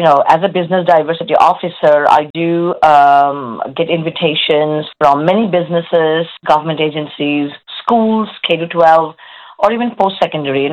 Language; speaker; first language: English; non-native, local second language; Bangla